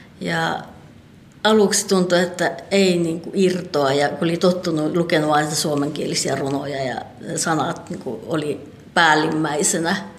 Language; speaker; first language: Finnish; non-native, local second language; Northern Sami